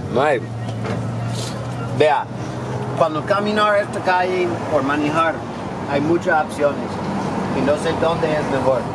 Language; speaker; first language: Spanish; non-native, learner; English